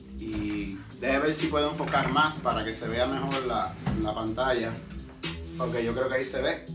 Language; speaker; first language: Spanish; early bilingual, heritage; Spanish